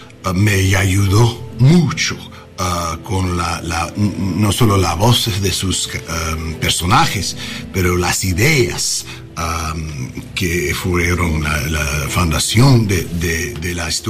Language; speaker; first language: Spanish; non-native, learner; English